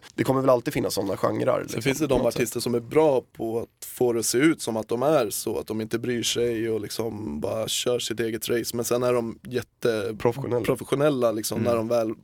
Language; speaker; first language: Swedish; native; Swedish